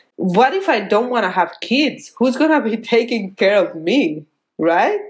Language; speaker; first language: English; non-native, fluent; Spanish